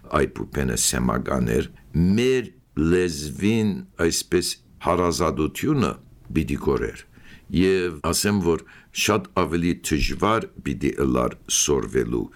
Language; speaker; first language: Armenian; early bilingual, heritage; Armenian